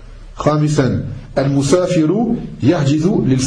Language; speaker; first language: Arabic; non-native, fluent; French